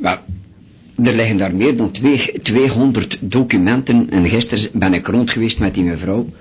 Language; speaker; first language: Dutch; native; Dutch